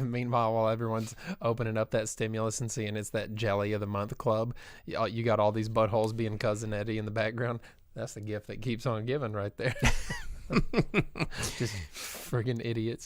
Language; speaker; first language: English; native; English